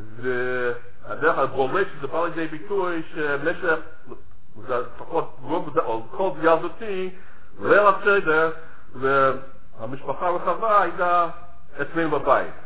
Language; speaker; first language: Hebrew; non-native, fluent; English